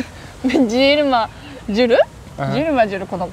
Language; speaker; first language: Kyrgyz; non-native, learner; Japanese